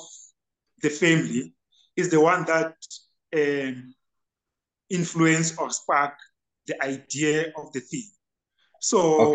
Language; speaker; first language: English; non-native, local second language; Southern Sotho